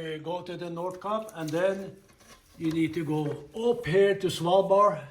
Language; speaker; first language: English; non-native, fluent; Norwegian